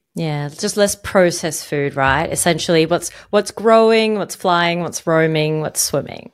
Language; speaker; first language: English; non-native, fluent; Arabic